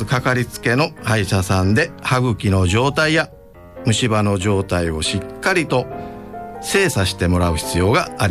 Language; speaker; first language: Japanese; native; Japanese